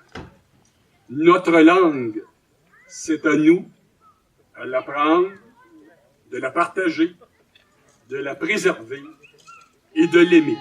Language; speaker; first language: French; native; French